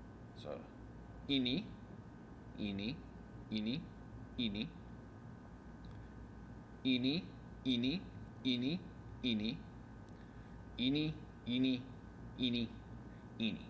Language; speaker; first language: Indonesian; non-native, learner; English